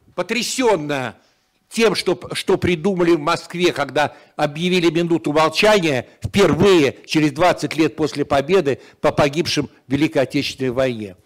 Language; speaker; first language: Russian; native; Russian